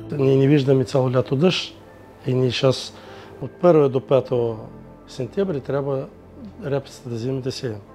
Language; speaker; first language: Bulgarian; native; Bulgarian